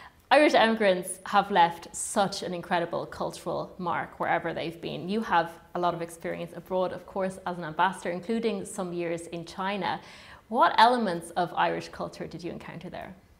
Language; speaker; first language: English; early bilingual, other home language; German